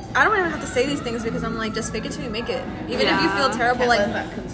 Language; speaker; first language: English; early bilingual, other home language; Spanish